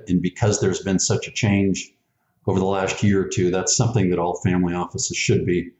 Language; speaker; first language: English; native; English